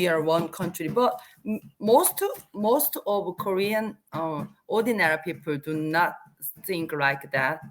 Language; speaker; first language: English; non-native, learner; Korean